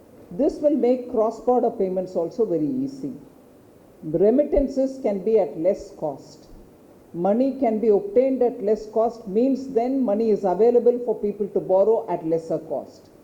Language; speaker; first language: English; non-native, local second language; Tamil